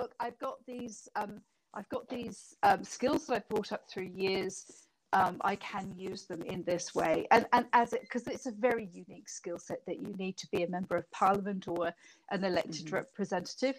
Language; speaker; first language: English; native; English